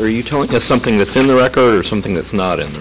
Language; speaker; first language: English; native; English